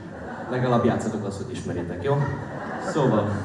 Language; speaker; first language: Hungarian; non-native, fluent; Slovak